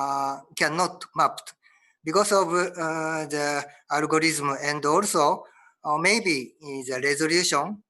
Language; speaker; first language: English; non-native, learner; Japanese